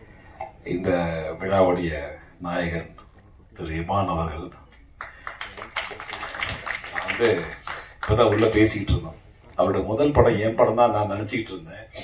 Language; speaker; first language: Tamil; native; Tamil